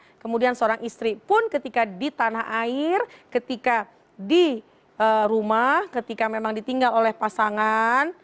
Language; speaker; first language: Indonesian; native; Indonesian